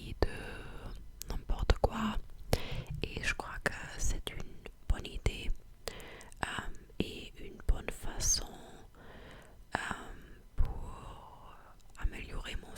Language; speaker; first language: French; non-native, fluent; English